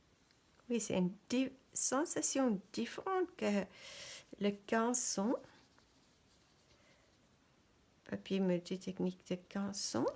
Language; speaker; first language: French; non-native, fluent; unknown